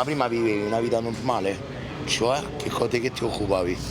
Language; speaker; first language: Italian; native; Italian